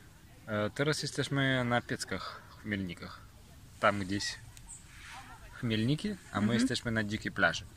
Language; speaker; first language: Polish; non-native, learner; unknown